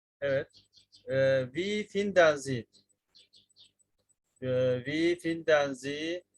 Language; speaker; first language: German; non-native, learner; Turkish